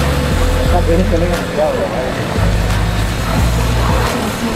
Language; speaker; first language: Hindi; native; Hindi